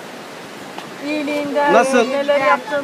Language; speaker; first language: Turkish; native; Turkish